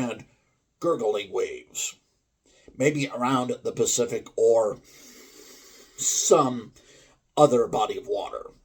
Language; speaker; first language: English; native; English